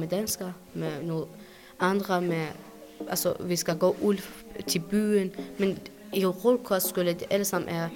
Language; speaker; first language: Danish; non-native, learner; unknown